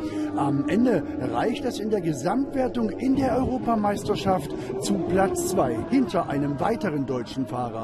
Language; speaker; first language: German; native; German